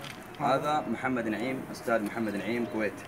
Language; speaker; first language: Arabic; non-native, learner; Urdu